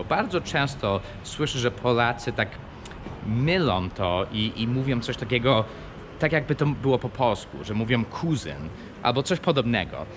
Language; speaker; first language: Polish; non-native, fluent; English